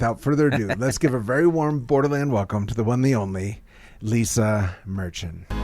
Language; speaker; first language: English; native; English